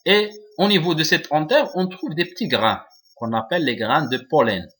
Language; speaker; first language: French; non-native, local second language; Arabic